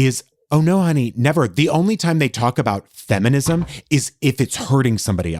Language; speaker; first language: English; native; English